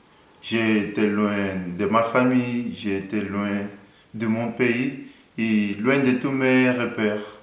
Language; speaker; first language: French; non-native, fluent; Portuguese